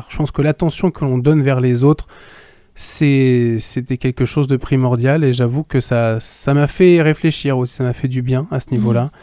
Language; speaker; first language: French; native; French